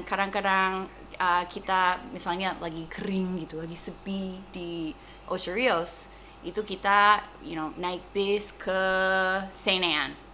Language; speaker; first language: Indonesian; non-native, fluent; English